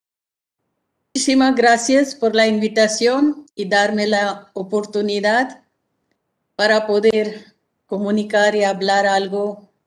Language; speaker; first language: Spanish; non-native, fluent; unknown